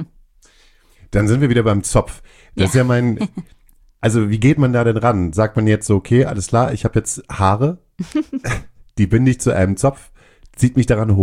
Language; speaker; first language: German; native; German